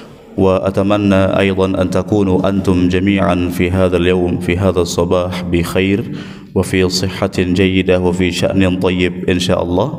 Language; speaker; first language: Arabic; non-native, fluent; Indonesian